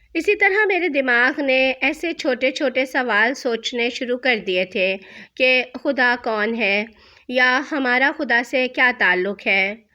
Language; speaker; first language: Urdu; native; Urdu